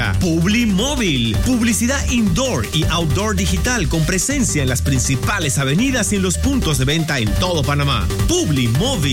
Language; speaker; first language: Spanish; native; Spanish